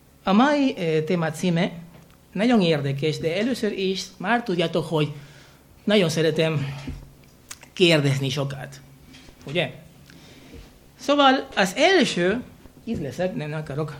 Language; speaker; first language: Hungarian; non-native, fluent; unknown